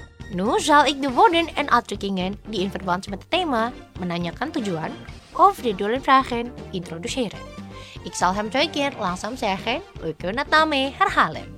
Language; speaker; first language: Dutch; non-native, fluent; Indonesian